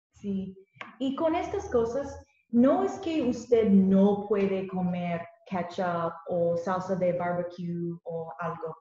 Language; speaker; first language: Spanish; non-native, learner; English